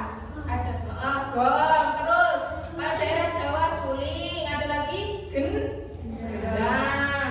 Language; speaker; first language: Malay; non-native, local second language; Javanese